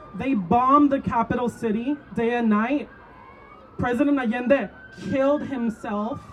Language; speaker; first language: English; early bilingual, other home language; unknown